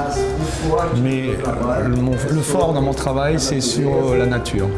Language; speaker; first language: French; non-native, fluent; Portuguese